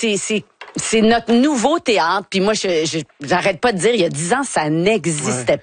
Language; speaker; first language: French; native; French